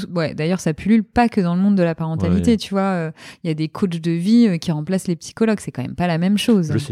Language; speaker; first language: French; native; French